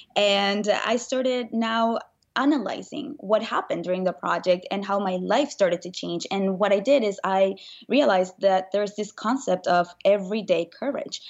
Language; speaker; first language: English; non-native, fluent; Spanish